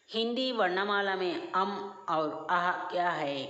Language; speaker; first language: Hindi; non-native, local second language; Telugu